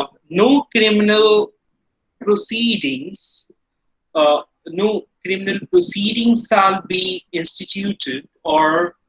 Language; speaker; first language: English; non-native, local second language; Hindi